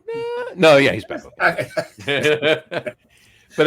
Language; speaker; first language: English; native; English